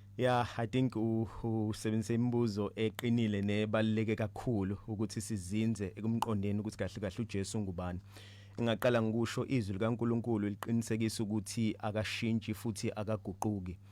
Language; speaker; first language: Zulu; native; Zulu